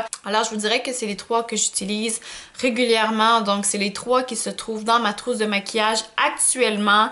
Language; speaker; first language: French; native; French